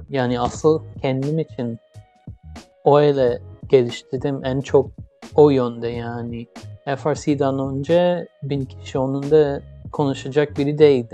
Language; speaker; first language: Turkish; early bilingual, heritage; English